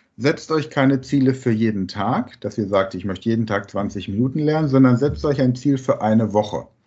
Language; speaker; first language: German; native; German